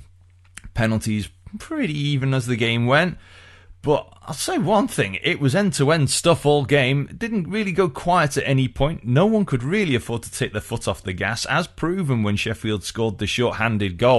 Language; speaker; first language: English; native; English